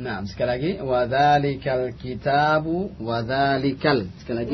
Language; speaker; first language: Arabic; non-native, fluent; Indonesian